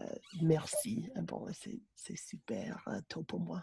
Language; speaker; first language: French; non-native, learner; English